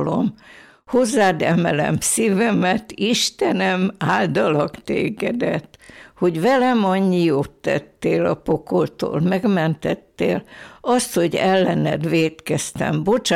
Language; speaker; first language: Hungarian; native; Hungarian